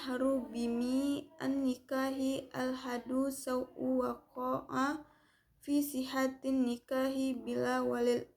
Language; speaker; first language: Arabic; non-native, learner; Indonesian